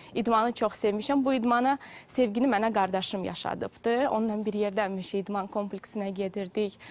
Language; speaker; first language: Azerbaijani; non-native, fluent; Russian